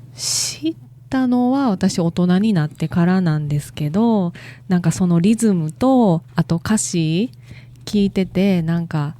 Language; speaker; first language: Japanese; native; Japanese